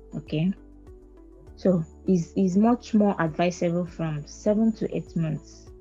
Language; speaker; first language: English; non-native, local second language; Igbo